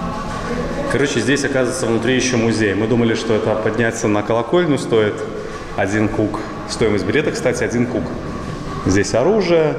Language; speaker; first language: Russian; native; Russian